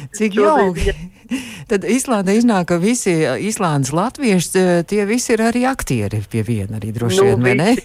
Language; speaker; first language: Latvian; native; Latvian